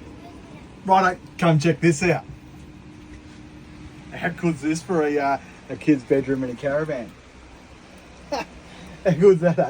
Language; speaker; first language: English; native; English